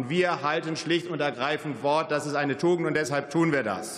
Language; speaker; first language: German; native; German